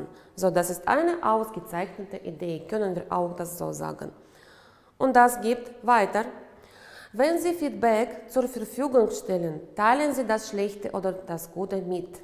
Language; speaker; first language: German; non-native, fluent; Uzbek